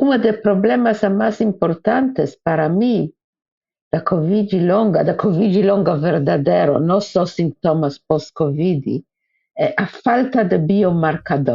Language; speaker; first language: Portuguese; non-native, fluent; French